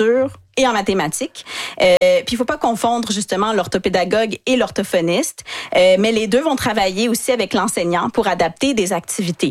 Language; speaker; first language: French; native; French